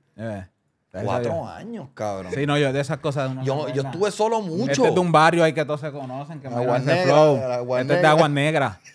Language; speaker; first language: Spanish; early bilingual, heritage; Spanish